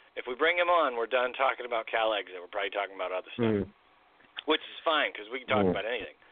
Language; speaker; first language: English; native; English